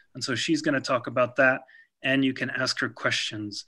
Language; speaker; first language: English; native; English